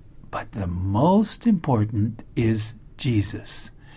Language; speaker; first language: English; native; English